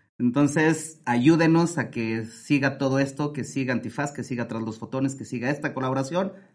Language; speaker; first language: Spanish; native; Spanish